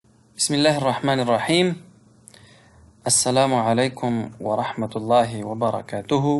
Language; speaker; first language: Arabic; non-native, local second language; Pashto